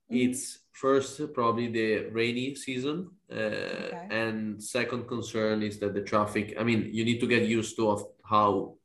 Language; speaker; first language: English; non-native, fluent; Italian